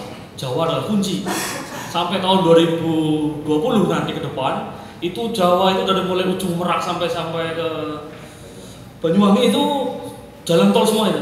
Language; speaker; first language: Indonesian; native; Indonesian